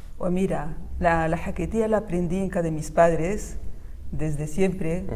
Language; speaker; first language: Spanish; early bilingual, heritage; Spanish